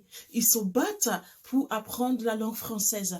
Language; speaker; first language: French; non-native, fluent; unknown